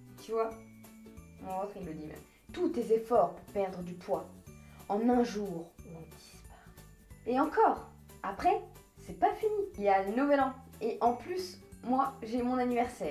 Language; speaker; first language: French; native; French